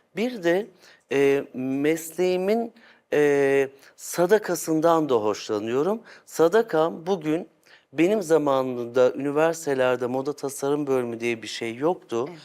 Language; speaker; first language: Turkish; native; Turkish